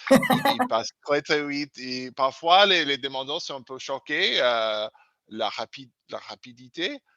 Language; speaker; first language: French; non-native, learner; English